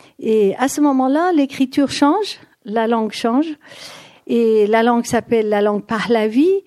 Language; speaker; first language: French; non-native, fluent; Persian